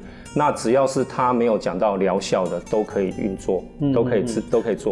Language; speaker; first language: Chinese; native; Chinese